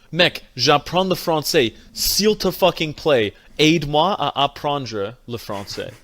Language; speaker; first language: French; non-native, fluent; English